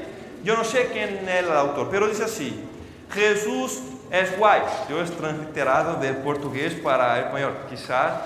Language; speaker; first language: Spanish; non-native, fluent; Portuguese